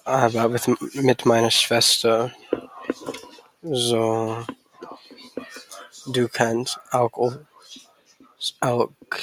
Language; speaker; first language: German; non-native, learner; English